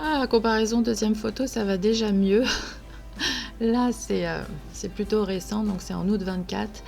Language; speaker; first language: French; native; French